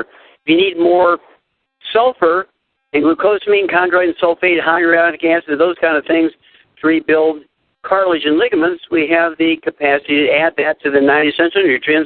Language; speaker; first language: English; native; English